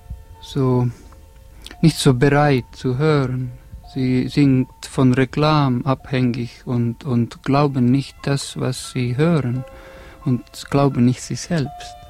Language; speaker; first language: German; non-native, fluent; Estonian